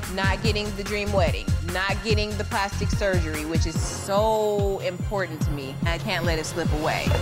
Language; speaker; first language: English; native; English